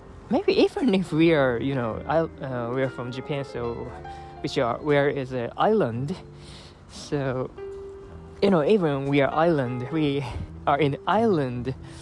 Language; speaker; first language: English; non-native, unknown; Japanese